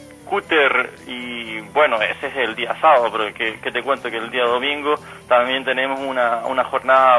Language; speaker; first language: Spanish; native; Spanish